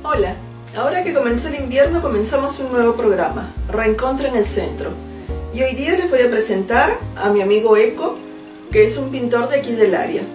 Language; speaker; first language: Spanish; native; Spanish